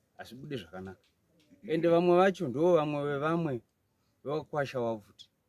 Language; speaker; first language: Shona; native; Shona